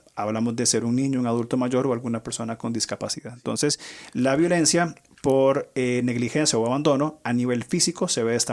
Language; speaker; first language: Spanish; native; Spanish